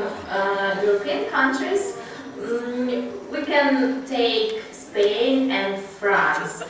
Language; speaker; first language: English; non-native, learner; Russian